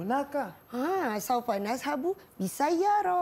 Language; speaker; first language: Arabic; non-native, fluent; Malay